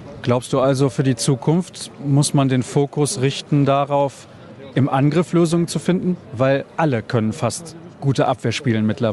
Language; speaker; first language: German; native; German